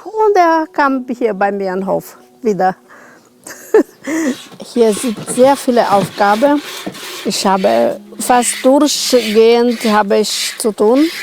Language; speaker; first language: German; non-native, local second language; Romanian